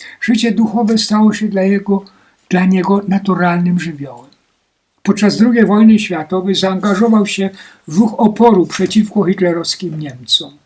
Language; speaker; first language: Polish; native; Polish